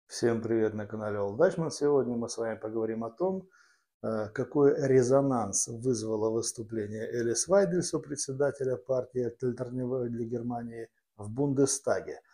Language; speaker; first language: Russian; native; Russian